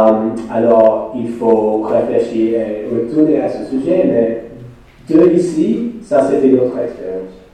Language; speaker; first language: French; non-native, fluent; English